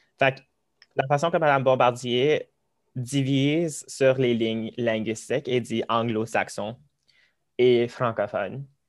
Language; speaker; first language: French; early bilingual, other home language; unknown